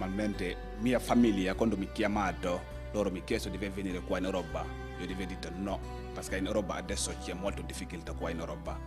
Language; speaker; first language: Italian; non-native, learner; Wolof